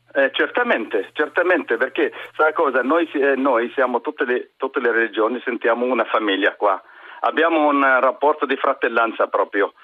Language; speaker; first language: Italian; non-native, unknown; Arabic